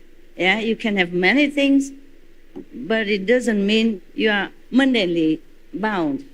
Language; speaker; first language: English; non-native, fluent; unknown